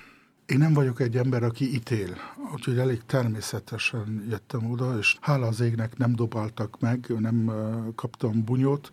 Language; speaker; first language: Hungarian; early bilingual, heritage; Hungarian